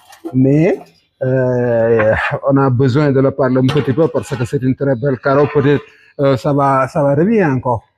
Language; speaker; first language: French; non-native, local second language; Wolof